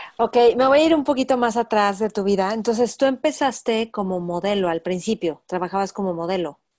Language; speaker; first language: Spanish; native; Spanish